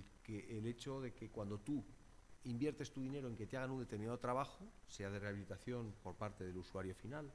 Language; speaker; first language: Spanish; native; Spanish